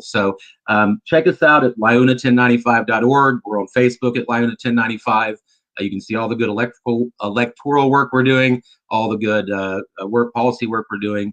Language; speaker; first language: English; native; English